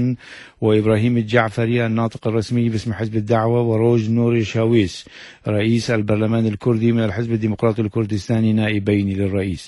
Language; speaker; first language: Arabic; native; Arabic